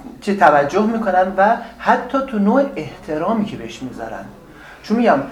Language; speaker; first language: Persian; native; Persian